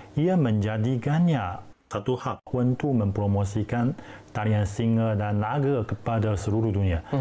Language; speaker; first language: Malay; non-native, fluent; Chinese